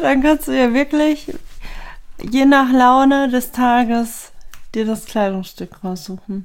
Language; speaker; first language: German; native; German